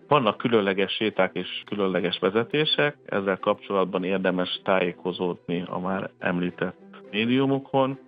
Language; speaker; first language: Hungarian; native; Hungarian